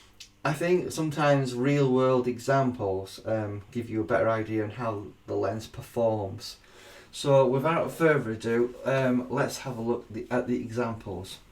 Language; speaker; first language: English; native; English